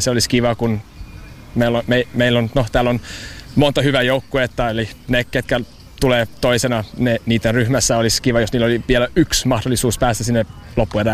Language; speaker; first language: Finnish; early bilingual, heritage; English